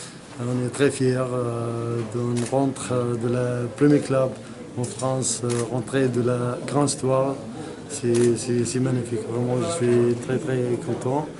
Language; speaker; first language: French; non-native, fluent; Arabic